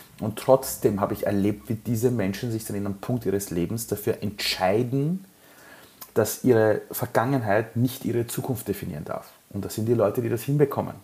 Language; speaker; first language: German; early bilingual, other home language; Persian